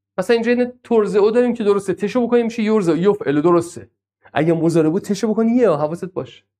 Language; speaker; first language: Persian; non-native, local second language; Azerbaijani